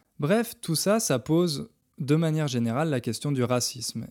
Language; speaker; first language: French; native; French